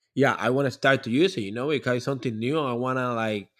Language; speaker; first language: English; non-native, learner; Spanish